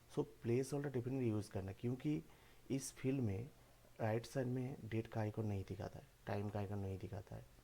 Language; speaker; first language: Hindi; non-native, local second language; Bangla